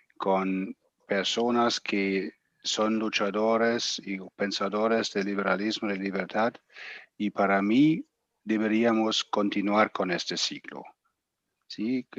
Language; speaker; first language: Spanish; non-native, fluent; German